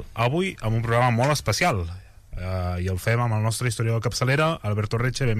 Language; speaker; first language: Catalan; native; Catalan